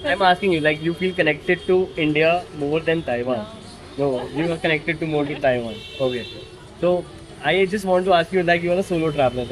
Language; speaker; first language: English; non-native, fluent; Hindi